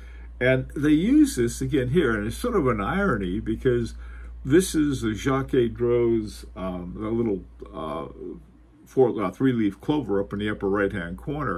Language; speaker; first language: English; native; English